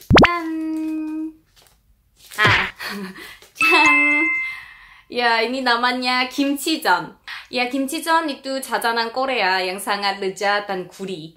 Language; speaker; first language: Indonesian; non-native, fluent; Korean